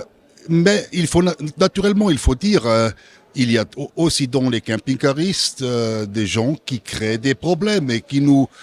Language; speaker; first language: French; non-native, local second language; German